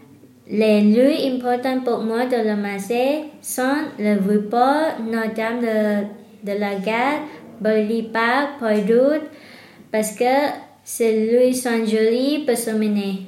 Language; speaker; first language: French; non-native, learner; Thai